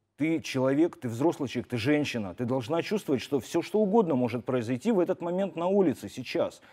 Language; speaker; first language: Russian; native; Russian